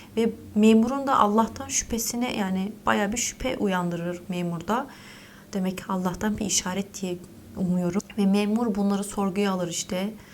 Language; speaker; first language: Turkish; early bilingual, heritage; Turkish